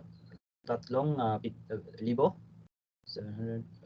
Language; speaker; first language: Filipino; non-native, learner; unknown